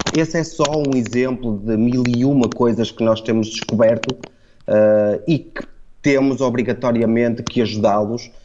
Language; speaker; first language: Portuguese; native; Portuguese